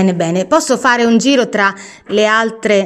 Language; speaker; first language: Italian; native; Italian